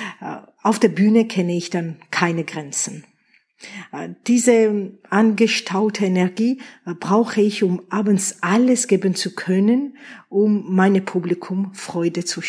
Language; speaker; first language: German; non-native, fluent; Georgian